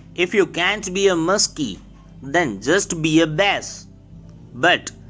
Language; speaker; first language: English; non-native, local second language; Gujarati